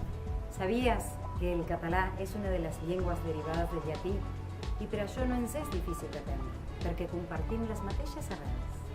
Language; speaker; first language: Catalan; non-native, learner; Spanish